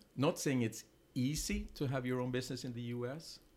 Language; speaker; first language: English; non-native, fluent; Swedish